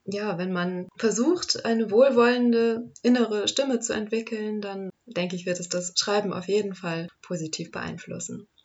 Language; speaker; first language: German; native; German